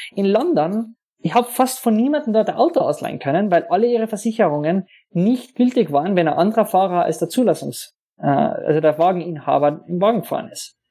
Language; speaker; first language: German; native; German